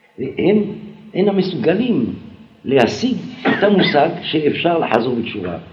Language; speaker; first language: Hebrew; non-native, fluent; French